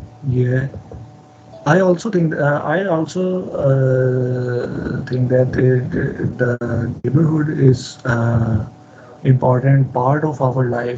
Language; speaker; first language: English; non-native, learner; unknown